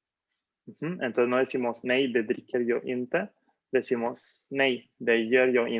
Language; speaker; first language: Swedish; non-native, fluent; Spanish